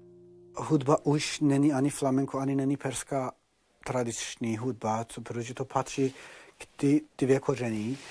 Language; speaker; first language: Czech; non-native, fluent; Persian